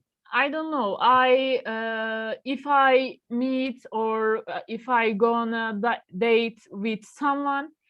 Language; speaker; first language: English; non-native, learner; Turkish